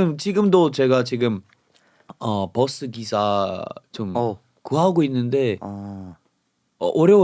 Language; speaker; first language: Korean; non-native, fluent; English